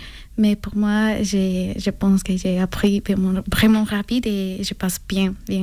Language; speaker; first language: French; non-native, learner; Spanish